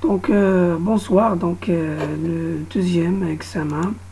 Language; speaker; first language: French; non-native, local second language; Arabic